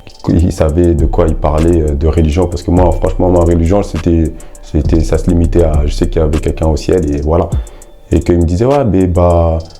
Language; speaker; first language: French; early bilingual, other home language; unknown